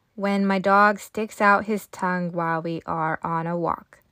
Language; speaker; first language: English; early bilingual, other home language; Japanese